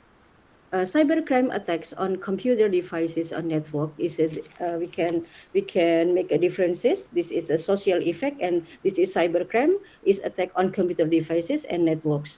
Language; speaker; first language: English; non-native, learner; Indonesian